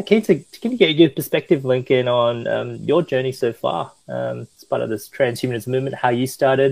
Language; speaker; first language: English; early bilingual, other home language; Chinese